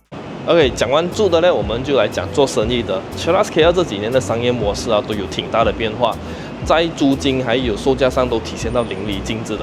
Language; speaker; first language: Chinese; native; Chinese